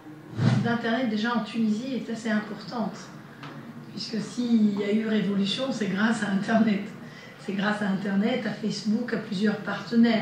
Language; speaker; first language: French; non-native, local second language; Arabic